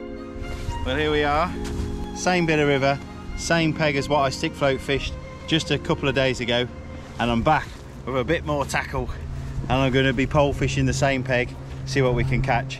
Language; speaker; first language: English; native; English